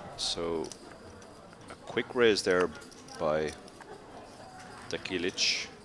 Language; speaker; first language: English; native; English